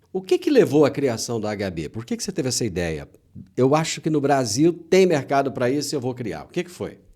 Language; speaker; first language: Portuguese; native; Portuguese